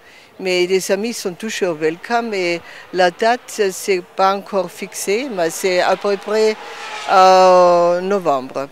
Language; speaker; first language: French; non-native, fluent; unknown